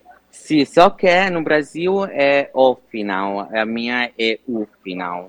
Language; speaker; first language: Portuguese; non-native, fluent; Italian